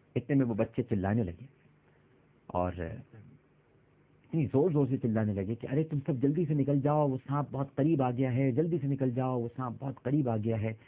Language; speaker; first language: Urdu; native; Urdu